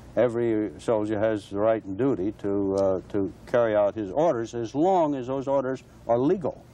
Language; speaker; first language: English; native; English